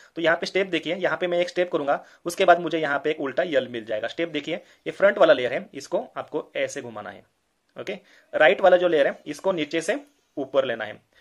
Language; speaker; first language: Hindi; non-native, local second language; Marathi